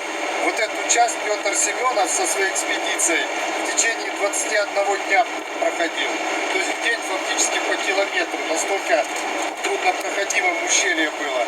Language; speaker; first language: Russian; native; Russian